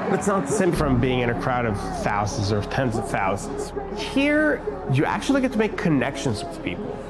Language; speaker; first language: English; early bilingual, other home language; Hebrew